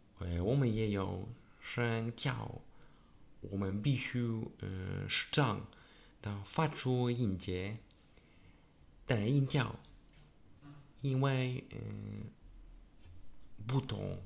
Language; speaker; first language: Chinese; non-native, learner; Polish